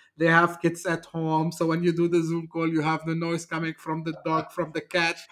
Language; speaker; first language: English; non-native, fluent; Turkish